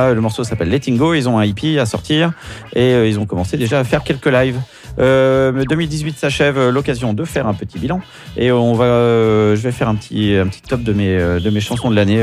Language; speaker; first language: French; native; French